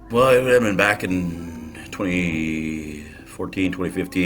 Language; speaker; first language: English; native; English